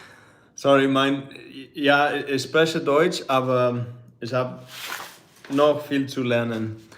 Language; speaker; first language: German; non-native, learner; Spanish